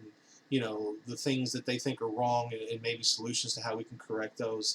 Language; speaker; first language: English; native; English